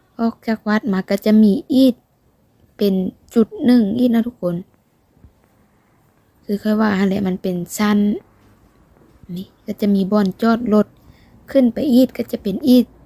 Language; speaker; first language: Thai; non-native, local second language; Northeastern Thai